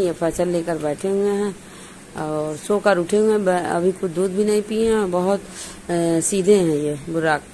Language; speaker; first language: Hindi; native; Hindi